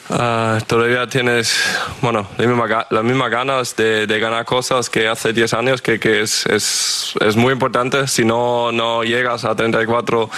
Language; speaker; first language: Spanish; non-native, fluent; German